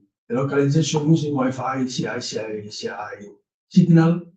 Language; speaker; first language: English; non-native, learner; Italian